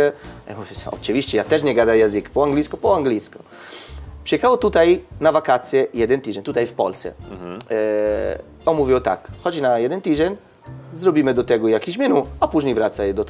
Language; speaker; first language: Polish; non-native, learner; Italian